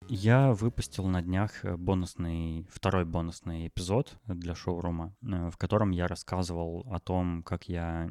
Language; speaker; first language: Russian; native; Russian